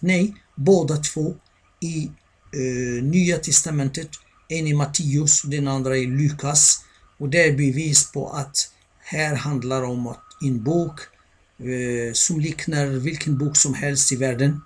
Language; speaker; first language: Swedish; non-native, fluent; Arabic